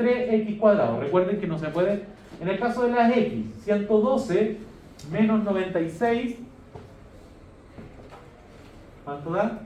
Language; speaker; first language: Spanish; native; Spanish